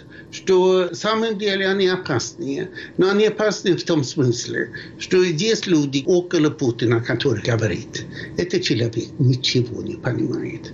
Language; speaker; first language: Russian; non-native, fluent; Swedish